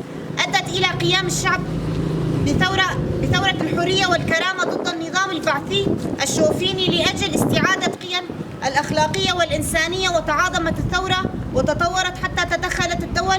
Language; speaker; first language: Arabic; non-native, local second language; Kurdish